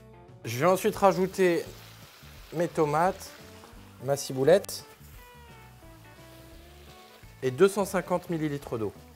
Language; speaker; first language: French; native; French